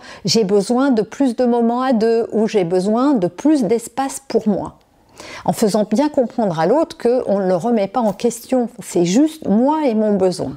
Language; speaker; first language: French; native; French